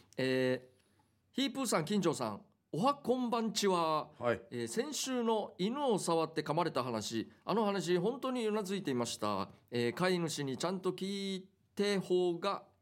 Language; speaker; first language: Japanese; native; Japanese